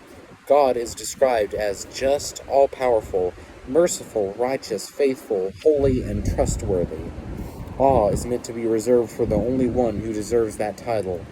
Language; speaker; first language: English; native; English